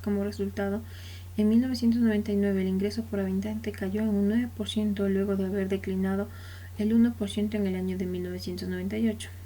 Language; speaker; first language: Spanish; native; Spanish